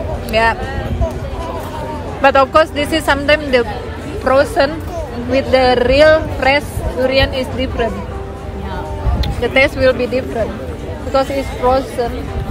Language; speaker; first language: English; non-native, learner; Indonesian